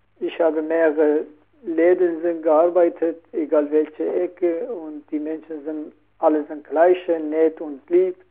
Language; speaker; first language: German; non-native, learner; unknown